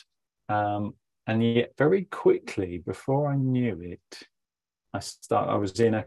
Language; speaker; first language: English; native; English